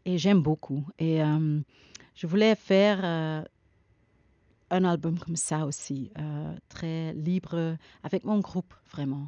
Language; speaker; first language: French; non-native, learner; Dutch